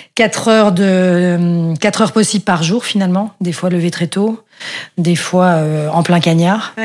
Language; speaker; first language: French; native; French